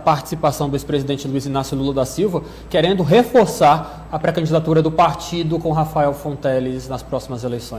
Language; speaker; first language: Portuguese; native; Portuguese